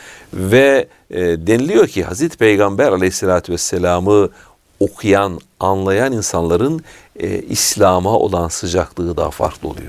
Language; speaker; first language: Turkish; native; Turkish